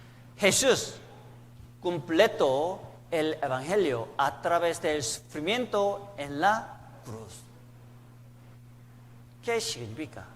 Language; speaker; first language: Spanish; non-native, learner; Korean